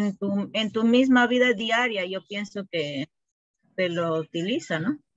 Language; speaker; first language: Spanish; native; Spanish